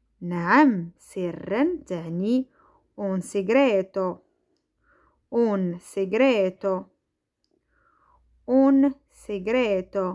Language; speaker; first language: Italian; non-native, fluent; Arabic